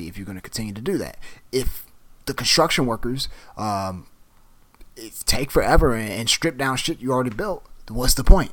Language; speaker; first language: English; native; English